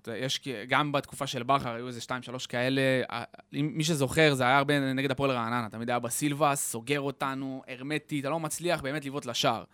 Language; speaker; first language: Hebrew; native; Hebrew